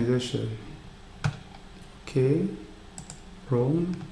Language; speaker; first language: English; non-native, learner; French